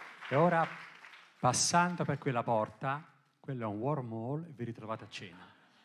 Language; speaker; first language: Italian; native; Italian